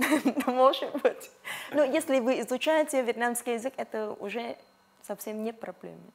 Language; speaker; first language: Russian; non-native, fluent; Vietnamese